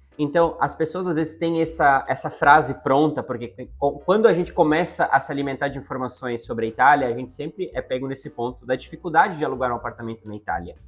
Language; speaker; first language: Portuguese; native; Portuguese